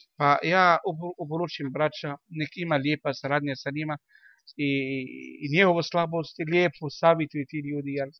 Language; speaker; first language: Bosnian; non-native, learner; Arabic